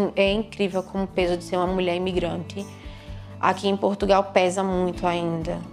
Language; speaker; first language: Portuguese; native; Portuguese